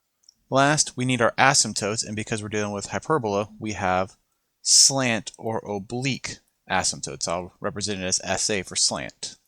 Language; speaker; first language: English; native; English